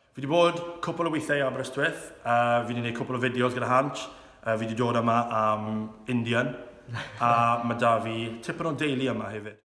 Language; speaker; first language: Welsh; non-native, local second language; English